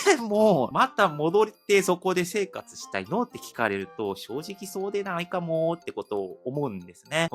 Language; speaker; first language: Japanese; non-native, fluent; Korean